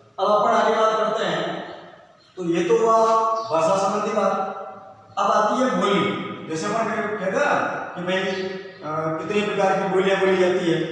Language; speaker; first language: Hindi; native; Hindi